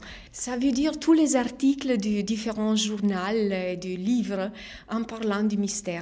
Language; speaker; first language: French; non-native, fluent; Romanian